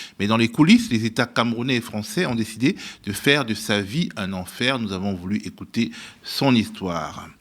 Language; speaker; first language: French; native; French